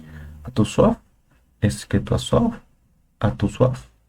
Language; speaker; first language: French; non-native, learner; Spanish